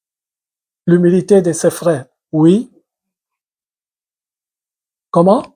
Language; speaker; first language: French; non-native, local second language; Lingala